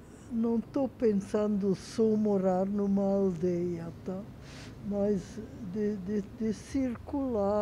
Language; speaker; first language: Portuguese; non-native, fluent; Hungarian